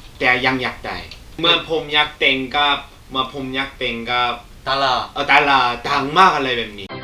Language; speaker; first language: Thai; non-native, learner; Korean